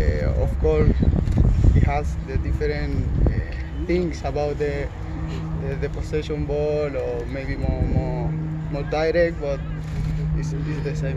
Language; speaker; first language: English; non-native, learner; Spanish